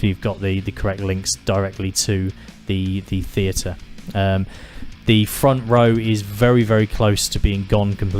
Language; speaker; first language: English; native; English